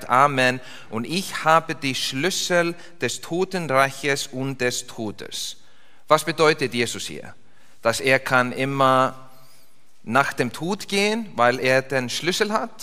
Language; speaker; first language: German; non-native, fluent; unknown